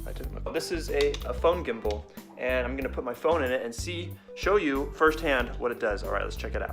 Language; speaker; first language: English; native; English